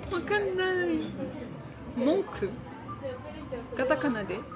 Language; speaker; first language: Japanese; non-native, learner; French